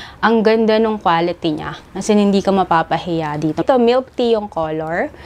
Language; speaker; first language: Filipino; native; Filipino